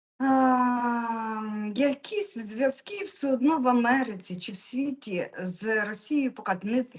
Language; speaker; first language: Ukrainian; non-native, local second language; Russian